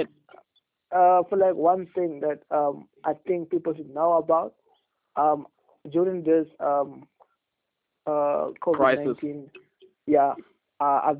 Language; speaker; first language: English; non-native, local second language; Afrikaans